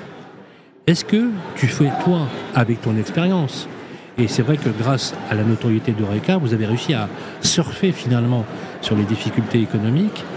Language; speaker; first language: French; native; French